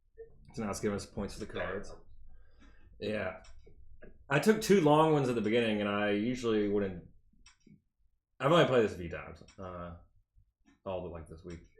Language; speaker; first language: English; native; English